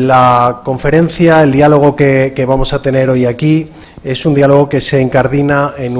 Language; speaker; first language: Spanish; native; Spanish